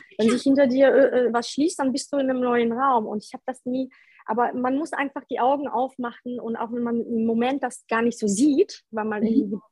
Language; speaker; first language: German; early bilingual, other home language; Polish